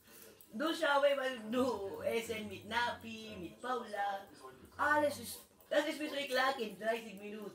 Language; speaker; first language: German; non-native, learner; Filipino